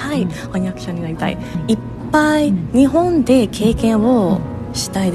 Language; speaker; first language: Japanese; non-native, learner; English